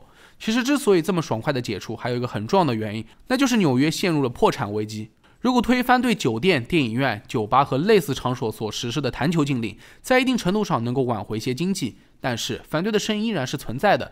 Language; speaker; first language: Chinese; native; Chinese